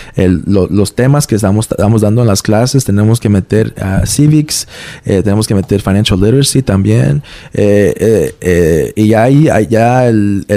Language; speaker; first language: Spanish; early bilingual, heritage; Spanish